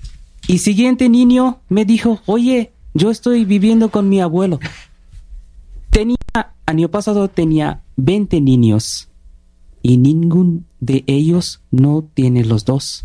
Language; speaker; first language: Spanish; non-native, learner; Bangla